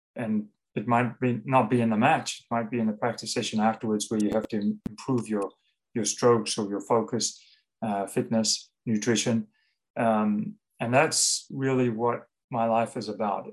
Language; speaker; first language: English; native; English